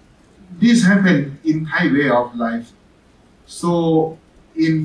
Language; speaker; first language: English; non-native, fluent; Thai